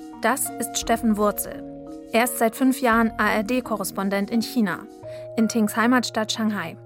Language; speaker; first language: German; native; German